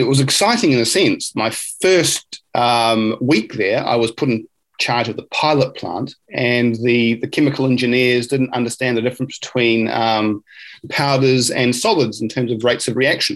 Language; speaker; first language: English; native; English